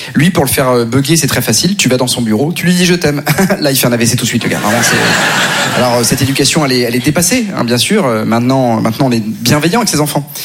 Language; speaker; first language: French; native; French